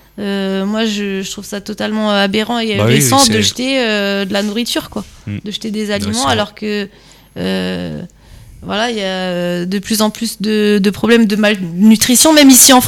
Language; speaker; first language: French; native; French